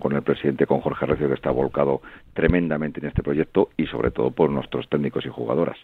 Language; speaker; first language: Spanish; native; Spanish